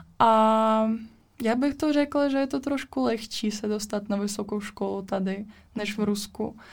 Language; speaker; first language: Czech; non-native, fluent; Russian